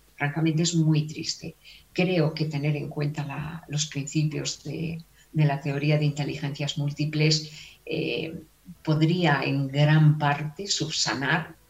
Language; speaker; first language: Spanish; native; Spanish